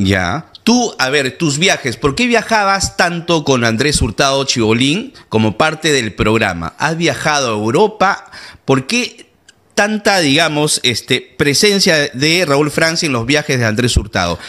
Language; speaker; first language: Spanish; native; Spanish